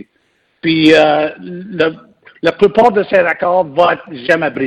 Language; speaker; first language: French; non-native, local second language; English